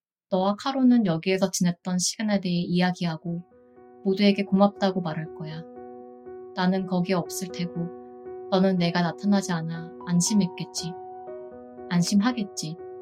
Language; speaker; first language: Korean; early bilingual, heritage; Korean